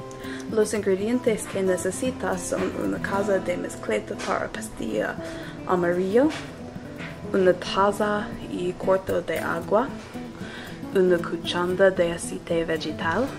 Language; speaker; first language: Spanish; non-native, learner; English